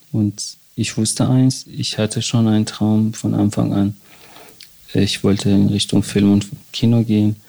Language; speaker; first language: German; non-native, fluent; Persian